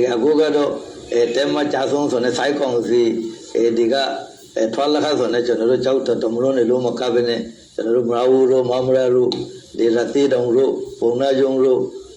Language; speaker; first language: Burmese; non-native, local second language; Rohingya